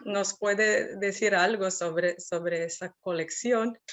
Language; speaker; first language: Spanish; non-native, fluent; Serbian